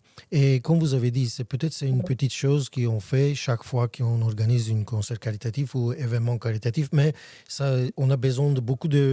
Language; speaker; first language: French; non-native, learner; Armenian